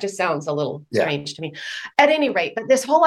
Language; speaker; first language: English; native; English